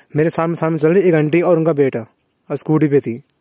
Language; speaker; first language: Hindi; native; Hindi